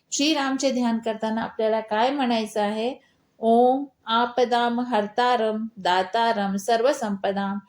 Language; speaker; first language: Marathi; non-native, local second language; Hindi